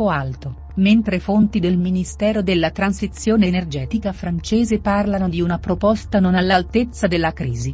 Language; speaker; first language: Italian; native; Italian